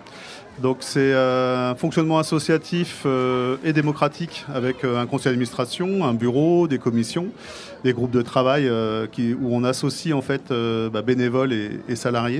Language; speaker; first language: French; native; French